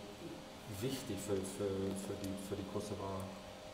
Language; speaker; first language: German; non-native, learner; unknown